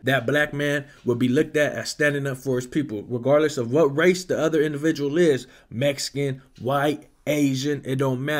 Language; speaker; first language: English; native; English